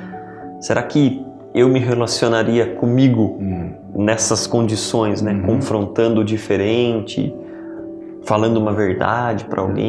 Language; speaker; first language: Portuguese; native; Portuguese